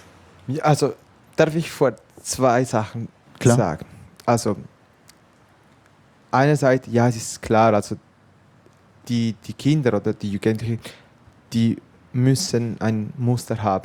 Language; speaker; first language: German; non-native, fluent; Italian